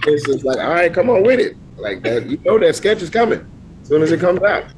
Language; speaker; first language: English; native; English